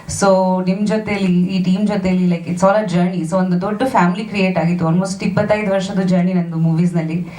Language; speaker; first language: Kannada; non-native, fluent; Bangla